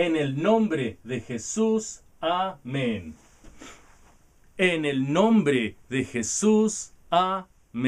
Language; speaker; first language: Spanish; non-native, learner; English